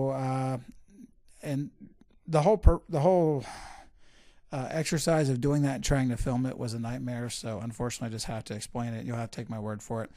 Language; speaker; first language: English; native; English